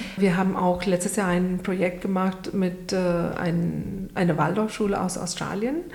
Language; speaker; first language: German; non-native, fluent; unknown